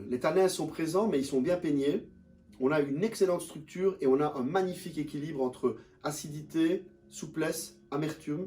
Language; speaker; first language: French; native; French